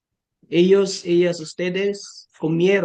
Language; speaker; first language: Spanish; non-native, learner; Filipino